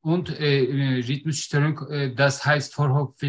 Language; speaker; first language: German; non-native, learner; Turkish